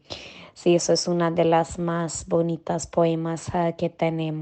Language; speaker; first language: Spanish; non-native, fluent; Macedonian